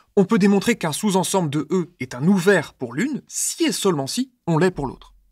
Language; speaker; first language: French; native; French